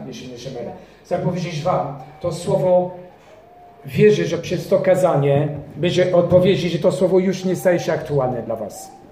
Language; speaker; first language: Polish; non-native, fluent; French